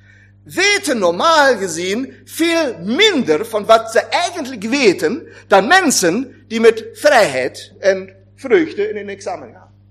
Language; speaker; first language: Dutch; non-native, fluent; German